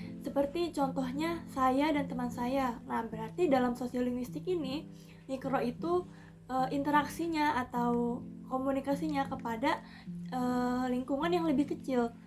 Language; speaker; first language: Indonesian; native; Indonesian